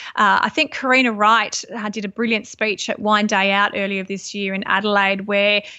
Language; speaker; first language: English; native; English